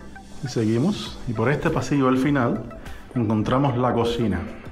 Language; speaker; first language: Spanish; native; Spanish